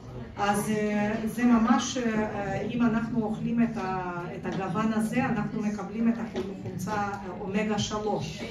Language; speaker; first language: Hebrew; non-native, fluent; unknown